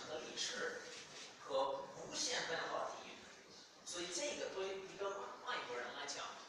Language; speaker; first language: Chinese; non-native, fluent; Finnish